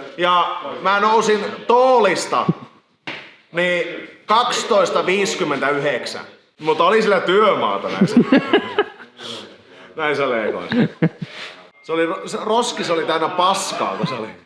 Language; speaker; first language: Finnish; native; Finnish